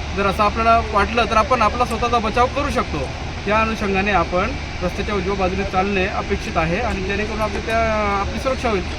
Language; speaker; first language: Marathi; native; Marathi